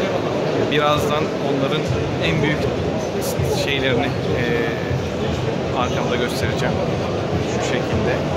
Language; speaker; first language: Turkish; native; Turkish